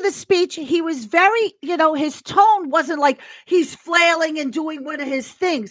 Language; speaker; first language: English; native; English